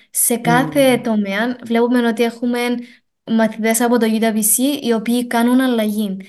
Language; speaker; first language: Greek; native; Greek